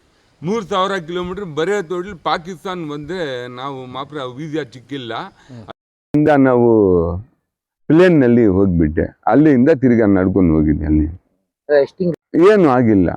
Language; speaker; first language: Kannada; non-native, local second language; Urdu